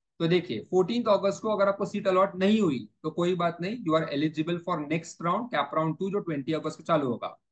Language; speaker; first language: Hindi; native; Hindi